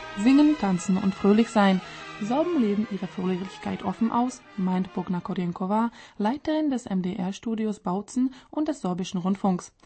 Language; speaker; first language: German; non-native, fluent; Czech